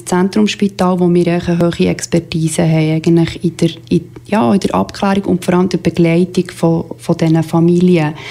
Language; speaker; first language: German; native; German